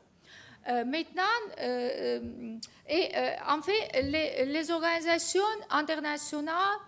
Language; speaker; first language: French; non-native, fluent; Armenian